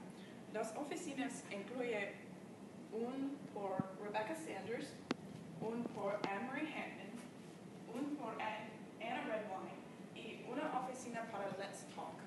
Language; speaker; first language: Spanish; non-native, learner; English